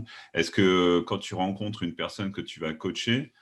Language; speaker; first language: French; native; French